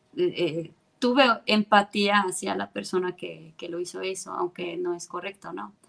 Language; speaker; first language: Spanish; non-native, fluent; Estonian